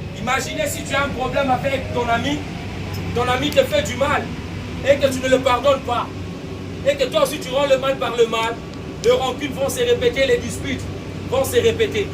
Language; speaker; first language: French; non-native, local second language; Lingala